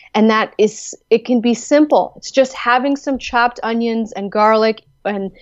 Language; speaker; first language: English; native; English